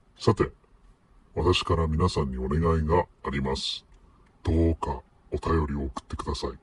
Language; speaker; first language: Japanese; non-native, fluent; English